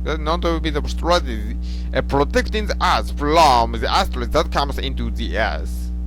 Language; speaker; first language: English; non-native, learner; Japanese